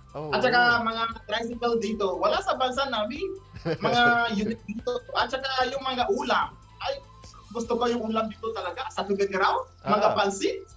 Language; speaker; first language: Filipino; non-native, learner; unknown